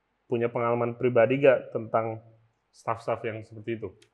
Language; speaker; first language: Indonesian; native; Indonesian